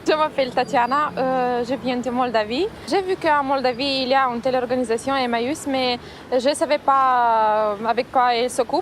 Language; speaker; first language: French; non-native, learner; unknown